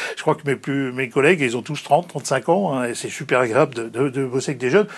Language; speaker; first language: French; native; French